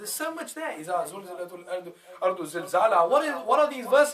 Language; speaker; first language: English; native; English